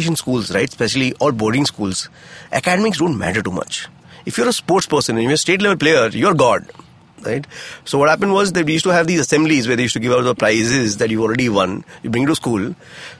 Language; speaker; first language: English; non-native, local second language; Hindi